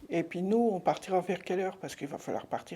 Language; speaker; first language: French; native; French